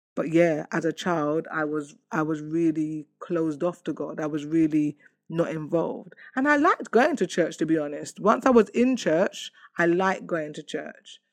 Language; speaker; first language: English; native; English